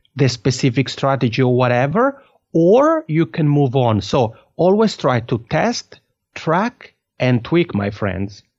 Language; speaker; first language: English; non-native, fluent; French